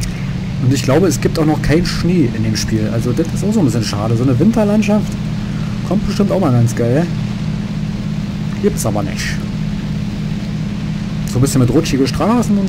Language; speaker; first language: German; native; German